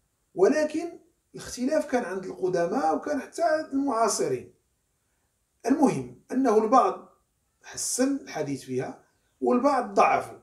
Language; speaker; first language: Arabic; native; Arabic